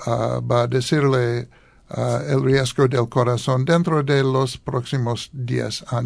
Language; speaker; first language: Spanish; non-native, learner; English